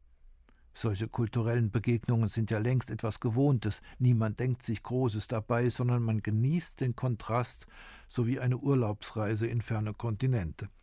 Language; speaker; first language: German; native; German